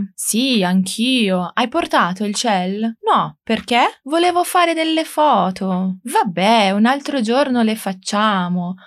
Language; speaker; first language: Italian; non-native, fluent; Portuguese